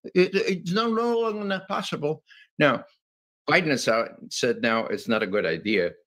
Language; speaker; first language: English; native; English